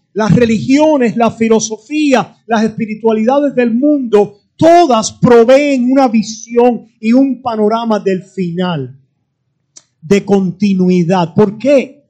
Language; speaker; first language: Spanish; native; Spanish